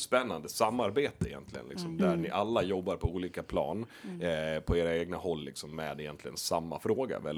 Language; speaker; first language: Swedish; native; Swedish